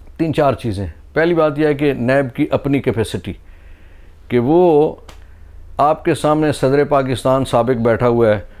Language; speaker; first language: Urdu; non-native, local second language; Pahari-Potwari